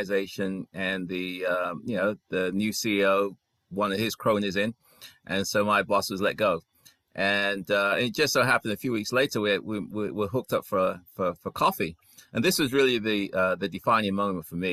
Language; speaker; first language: English; native; English